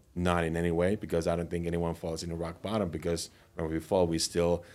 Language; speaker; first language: English; non-native, fluent; Finnish